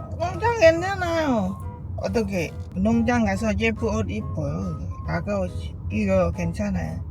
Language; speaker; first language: Korean; non-native, learner; Lao